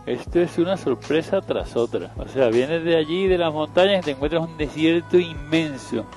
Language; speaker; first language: Spanish; native; Spanish